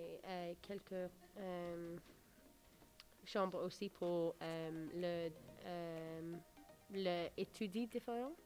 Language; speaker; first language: French; non-native, learner; English